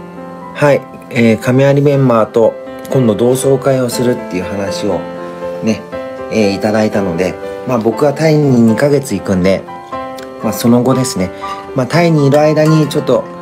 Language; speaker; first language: Japanese; native; Japanese